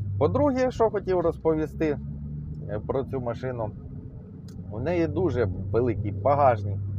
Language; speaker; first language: Ukrainian; non-native, local second language; Russian